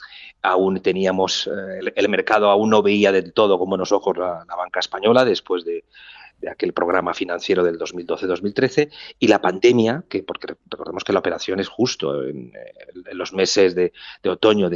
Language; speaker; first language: Spanish; native; Spanish